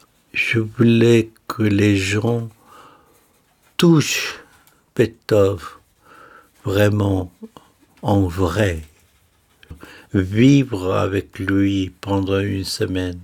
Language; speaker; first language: French; non-native, fluent; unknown